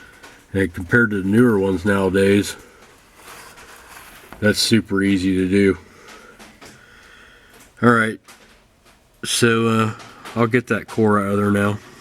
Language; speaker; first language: English; native; English